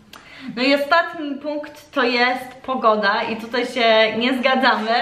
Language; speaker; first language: Polish; early bilingual, heritage; Polish